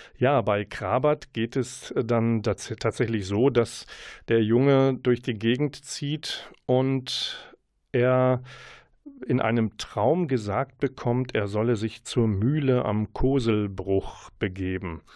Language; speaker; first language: German; native; German